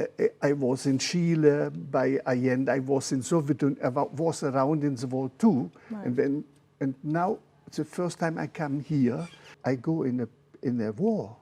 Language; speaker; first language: English; non-native, learner; German